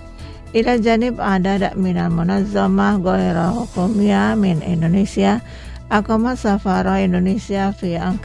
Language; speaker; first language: Arabic; non-native, fluent; Indonesian